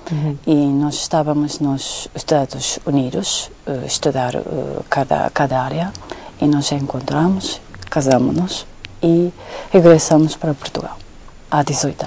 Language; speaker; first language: Portuguese; non-native, fluent; Japanese